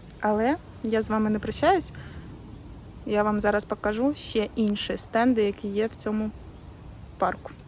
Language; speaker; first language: Ukrainian; native; Ukrainian